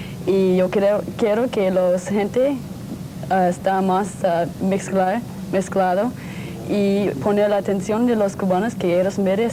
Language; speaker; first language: Spanish; non-native, learner; English